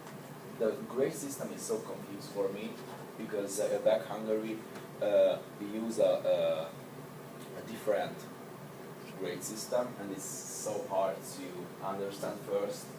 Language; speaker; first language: English; non-native, learner; Hungarian